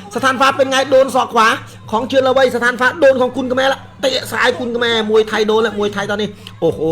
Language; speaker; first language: Thai; non-native, fluent; Khmer